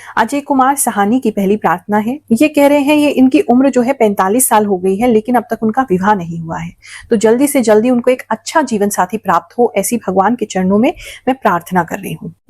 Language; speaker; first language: Hindi; native; Hindi